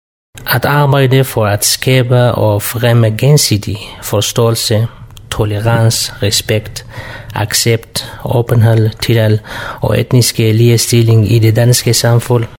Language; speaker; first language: Danish; non-native, learner; Kurdish